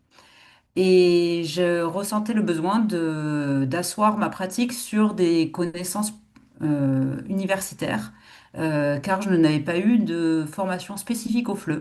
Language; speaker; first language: French; native; French